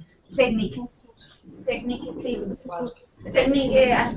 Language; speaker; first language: English; non-native, fluent; Spanish